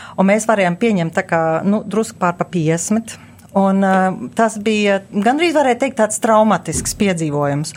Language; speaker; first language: Latvian; early bilingual, heritage; Latvian